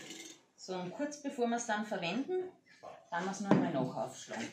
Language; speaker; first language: German; native; German